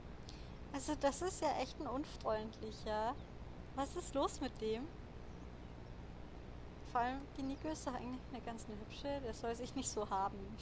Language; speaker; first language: German; native; German